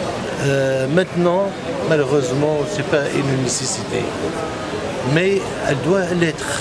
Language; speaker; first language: French; non-native, local second language; Arabic